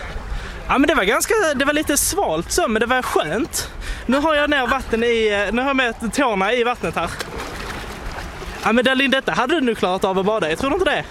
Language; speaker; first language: Swedish; native; Swedish